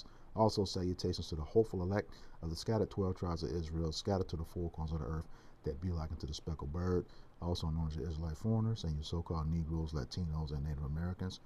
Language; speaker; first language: English; native; English